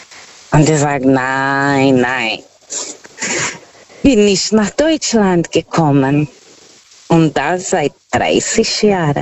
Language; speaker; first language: German; non-native, learner; Portuguese